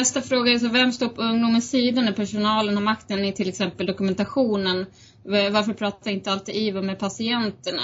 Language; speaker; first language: Swedish; native; Swedish